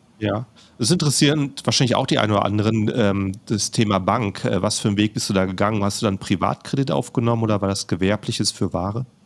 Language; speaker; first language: German; native; German